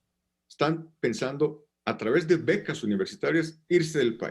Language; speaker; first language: Spanish; native; Spanish